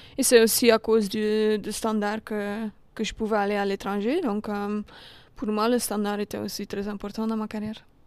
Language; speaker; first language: French; non-native, local second language; Dutch